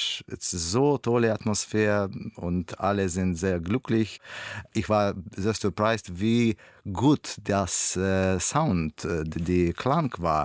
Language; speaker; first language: German; non-native, learner; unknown